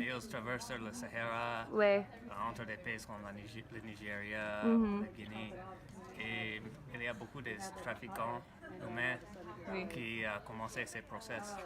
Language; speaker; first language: French; non-native, learner; English